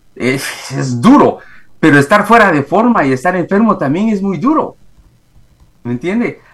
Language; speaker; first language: Spanish; native; Spanish